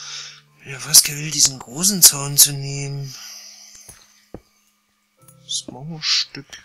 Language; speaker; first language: German; native; German